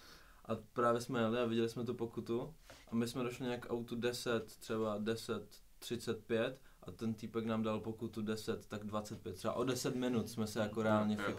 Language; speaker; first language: Czech; native; Czech